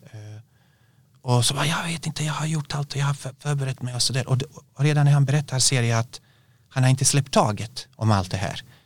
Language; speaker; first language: Swedish; non-native, fluent; Bosnian